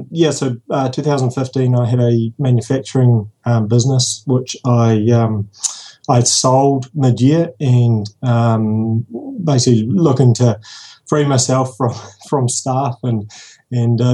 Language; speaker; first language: English; native; English